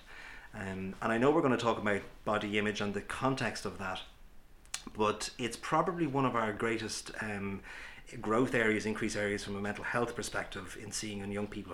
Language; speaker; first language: English; native; English